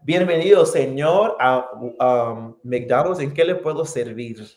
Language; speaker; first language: Spanish; non-native, fluent; English